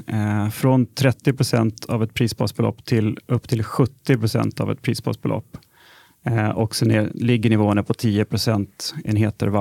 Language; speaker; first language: Swedish; native; Swedish